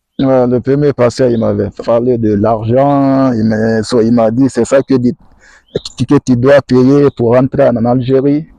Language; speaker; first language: French; non-native, local second language; Fula